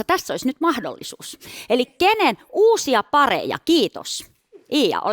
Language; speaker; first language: Finnish; native; Finnish